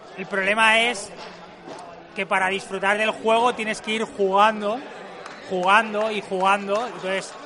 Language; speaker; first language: Spanish; non-native, local second language; Catalan